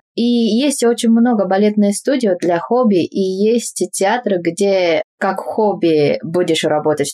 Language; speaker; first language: Russian; non-native, fluent; Japanese